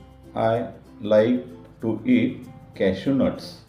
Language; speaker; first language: English; non-native, learner; Marathi